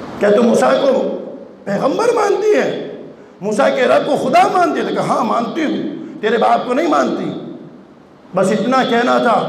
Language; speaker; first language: Urdu; non-native, local second language; Gujarati